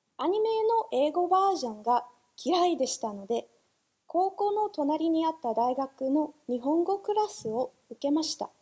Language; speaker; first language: Japanese; non-native, fluent; English